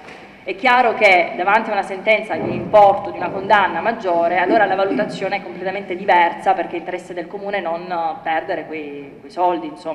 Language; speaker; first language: Italian; native; Italian